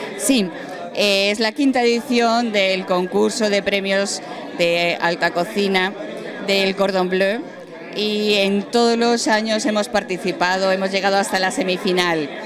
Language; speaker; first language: Spanish; native; Spanish